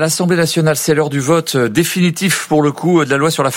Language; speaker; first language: French; native; French